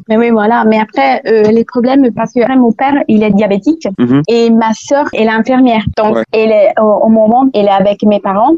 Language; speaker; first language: French; non-native, fluent; Italian